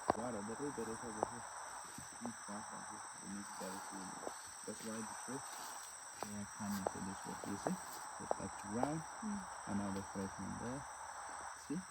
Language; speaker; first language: English; non-native, local second language; Spanish